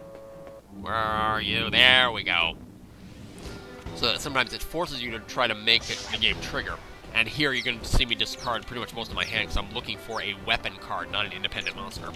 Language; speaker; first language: English; native; English